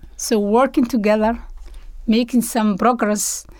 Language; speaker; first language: English; non-native, learner; Somali